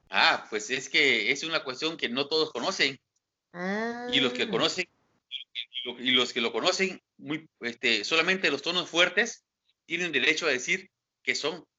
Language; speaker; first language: Spanish; native; Spanish